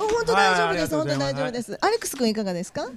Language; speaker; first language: Japanese; native; Japanese